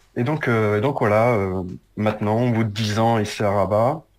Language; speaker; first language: French; native; French